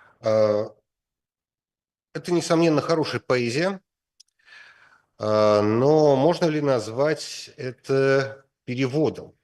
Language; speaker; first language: Russian; native; Russian